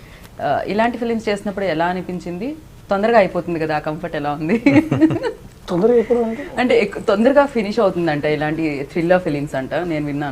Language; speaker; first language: Telugu; native; Telugu